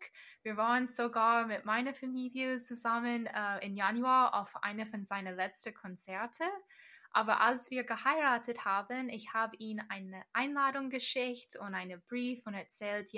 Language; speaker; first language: German; non-native, fluent; English